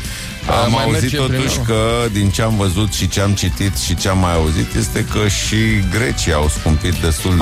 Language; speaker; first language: Romanian; native; Romanian